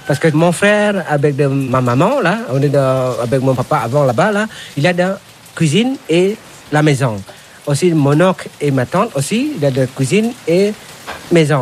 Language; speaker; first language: French; non-native, learner; Indonesian